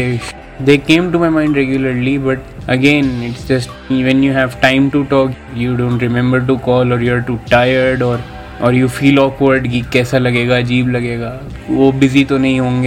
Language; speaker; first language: English; non-native, local second language; Hindi